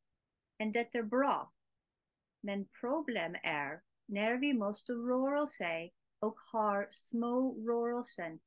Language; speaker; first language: Swedish; non-native, learner; English